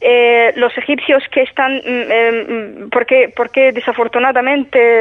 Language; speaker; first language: Spanish; non-native, fluent; Arabic